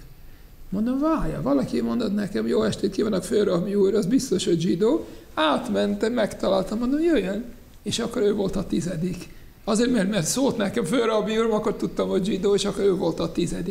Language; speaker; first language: Hungarian; non-native, fluent; English